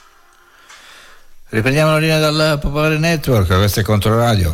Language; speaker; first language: Italian; native; Italian